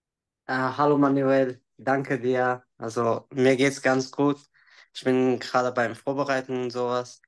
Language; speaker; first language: German; non-native, learner; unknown